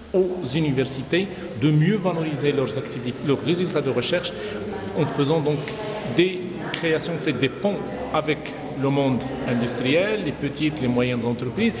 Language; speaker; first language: French; non-native, local second language; Arabic